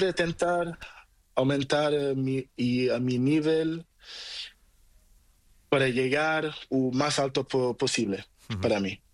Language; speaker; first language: Spanish; non-native, learner; Portuguese